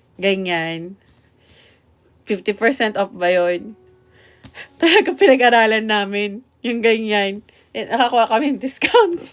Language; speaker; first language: Filipino; non-native, local second language; Bikol